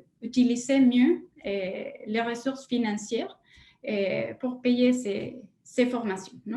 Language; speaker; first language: French; non-native, fluent; Spanish